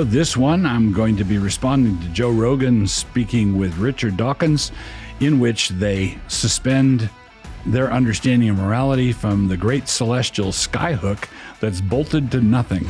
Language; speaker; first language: English; native; English